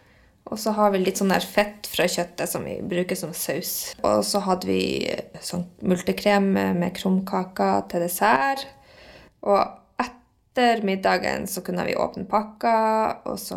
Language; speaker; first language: Norwegian; native; Norwegian